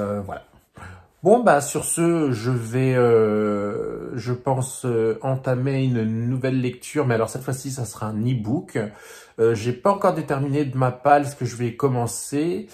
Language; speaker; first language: French; native; French